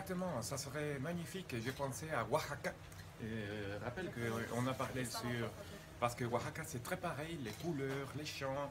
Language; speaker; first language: French; non-native, fluent; Spanish